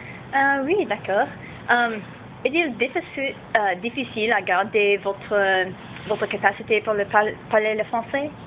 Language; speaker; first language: French; non-native, learner; English